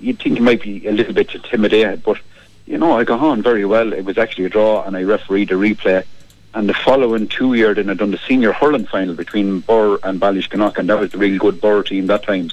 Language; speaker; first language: English; native; English